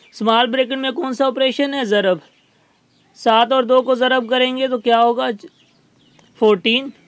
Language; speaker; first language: Urdu; non-native, local second language; Sindhi